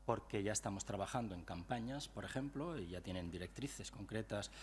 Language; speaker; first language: Spanish; non-native, local second language; Catalan